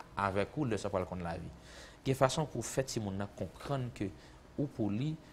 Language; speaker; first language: French; native; French